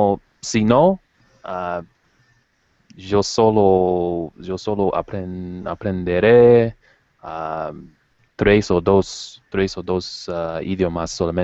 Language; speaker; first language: Spanish; non-native, learner; English